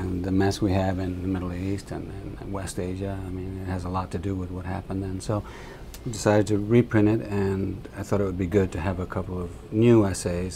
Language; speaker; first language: English; early bilingual, other home language; Spanish